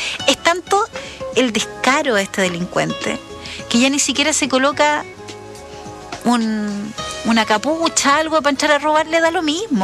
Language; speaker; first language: Spanish; native; Spanish